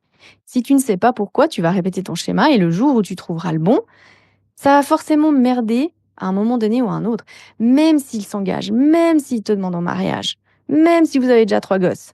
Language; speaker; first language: French; native; French